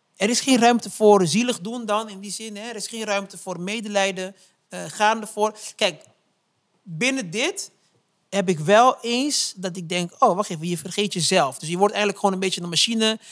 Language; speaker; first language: Dutch; native; Dutch